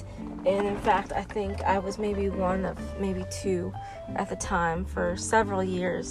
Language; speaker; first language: English; native; English